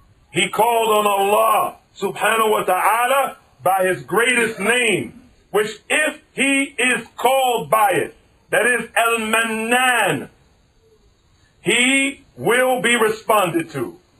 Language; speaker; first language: English; native; English